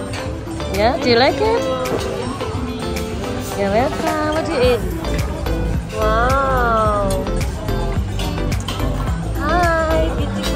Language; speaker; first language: English; non-native, learner; Indonesian